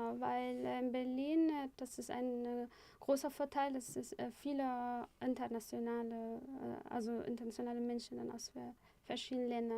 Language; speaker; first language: German; non-native, fluent; Arabic